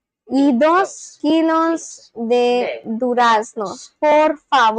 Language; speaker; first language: Spanish; non-native, learner; English